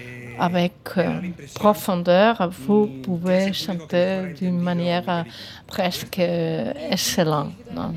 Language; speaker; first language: French; non-native, fluent; Spanish